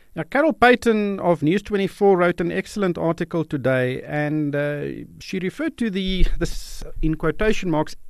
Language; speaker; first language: English; non-native, local second language; Afrikaans